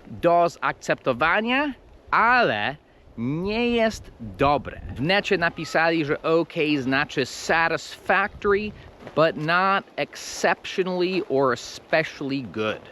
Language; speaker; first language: Polish; non-native, fluent; English